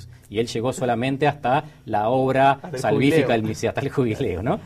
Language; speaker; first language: Spanish; native; Spanish